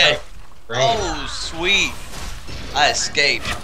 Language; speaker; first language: English; native; English